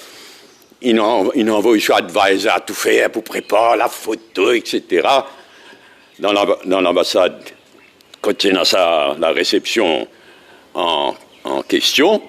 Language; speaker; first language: French; non-native, local second language; Morisyen